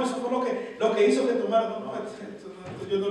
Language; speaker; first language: Spanish; native; Spanish